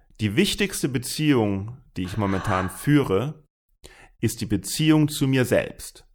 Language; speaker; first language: German; native; German